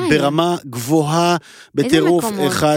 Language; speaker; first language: Hebrew; native; Hebrew